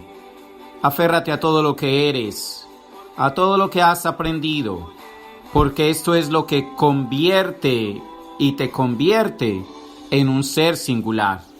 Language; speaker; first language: Spanish; native; Spanish